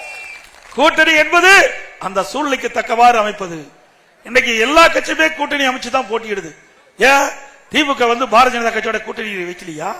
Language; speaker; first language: Tamil; native; Tamil